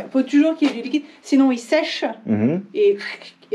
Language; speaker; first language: French; native; French